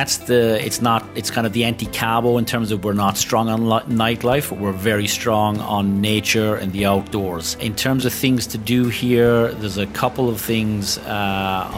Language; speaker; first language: English; native; English